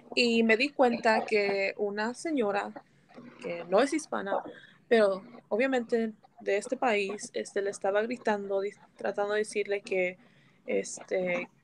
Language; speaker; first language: Spanish; early bilingual, heritage; Spanish